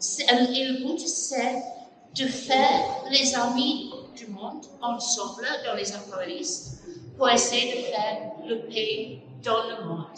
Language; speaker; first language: French; non-native, fluent; English